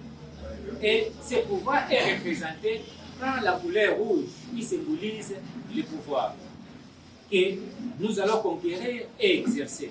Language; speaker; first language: French; non-native, local second language; Lingala